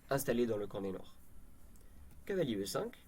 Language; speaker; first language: French; native; French